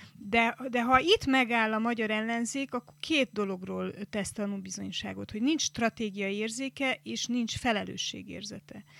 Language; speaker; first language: Hungarian; native; Hungarian